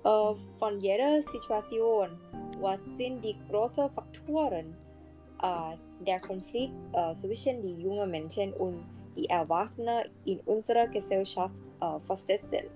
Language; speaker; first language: German; non-native, learner; Thai